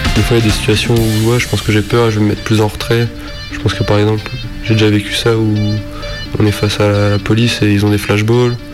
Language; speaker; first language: French; native; French